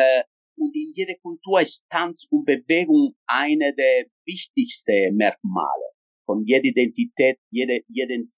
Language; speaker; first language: German; non-native, fluent; Italian